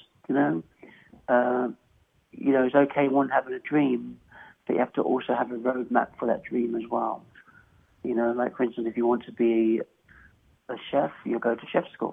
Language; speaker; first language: English; native; English